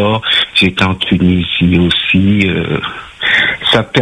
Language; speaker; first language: French; native; French